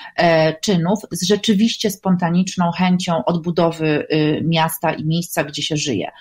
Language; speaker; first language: Polish; native; Polish